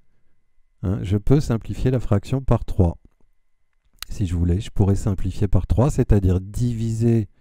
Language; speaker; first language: French; native; French